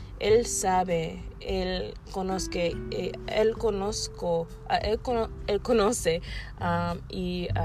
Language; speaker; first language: Spanish; non-native, learner; English